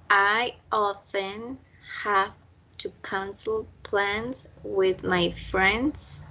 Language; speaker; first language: English; non-native, learner; Spanish